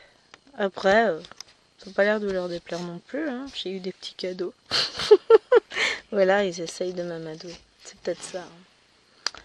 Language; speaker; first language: French; native; French